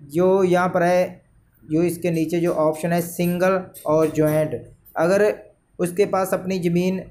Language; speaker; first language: Hindi; native; Hindi